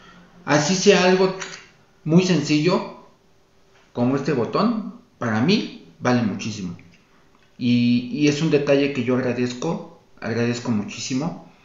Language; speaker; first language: Spanish; native; Spanish